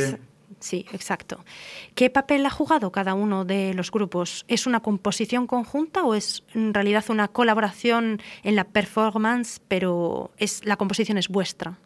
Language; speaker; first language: Spanish; native; Spanish